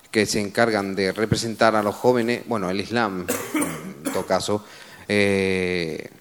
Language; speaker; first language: Spanish; native; Spanish